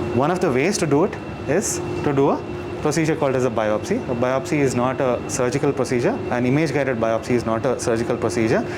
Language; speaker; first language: English; non-native, local second language; Kannada